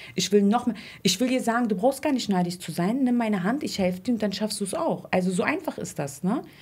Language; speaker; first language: German; early bilingual, other home language; Turkish